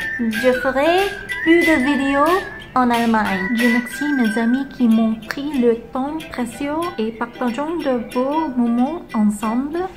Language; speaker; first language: French; non-native, learner; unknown